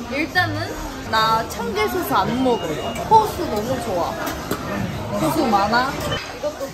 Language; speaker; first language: Korean; non-native, learner; Chinese